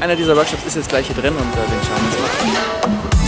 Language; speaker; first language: German; native; German